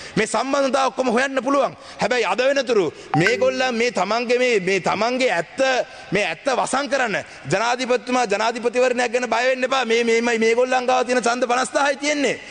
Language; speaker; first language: Sinhala; non-native, local second language; Tamil